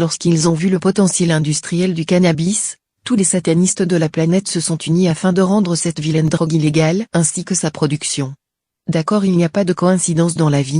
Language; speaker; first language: French; native; French